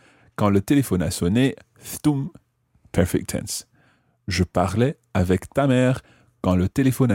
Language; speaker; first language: French; non-native, fluent; English